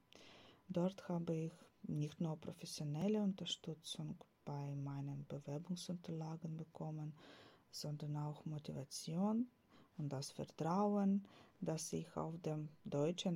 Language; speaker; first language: German; non-native, fluent; Ukrainian